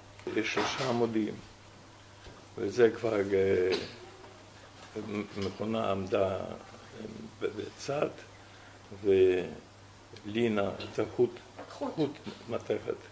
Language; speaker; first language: Hebrew; non-native, fluent; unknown